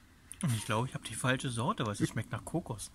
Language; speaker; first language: German; native; German